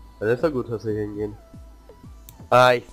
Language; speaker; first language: German; native; German